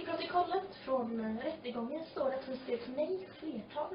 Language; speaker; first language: Swedish; native; Swedish